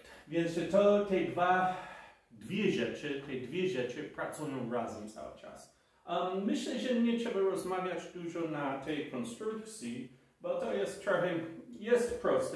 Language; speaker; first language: Polish; non-native, fluent; English